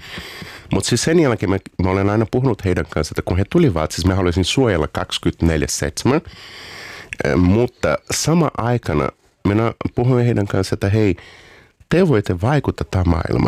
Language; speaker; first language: Finnish; non-native, fluent; Portuguese